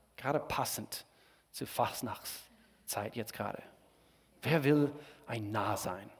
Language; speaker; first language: German; non-native, fluent; English